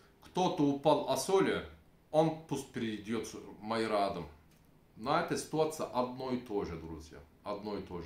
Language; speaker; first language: Russian; non-native, learner; Turkish